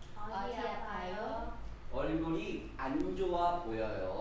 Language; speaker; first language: Korean; non-native, fluent; Vietnamese